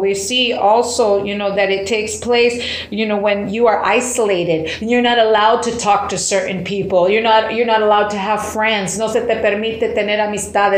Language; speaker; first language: English; early bilingual, other home language; Spanish